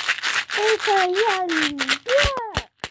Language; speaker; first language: English; native; English